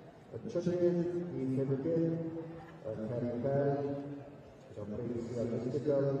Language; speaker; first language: Welsh; native; Welsh